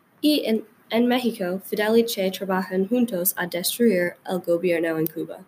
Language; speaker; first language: Spanish; non-native, learner; English